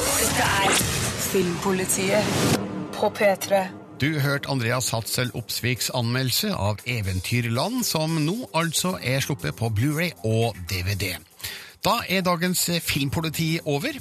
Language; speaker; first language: Norwegian; native; Norwegian